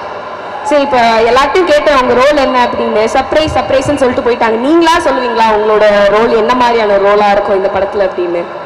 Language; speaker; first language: Tamil; native; Tamil